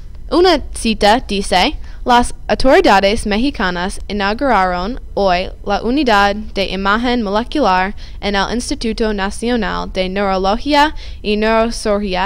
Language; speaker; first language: Spanish; non-native, learner; English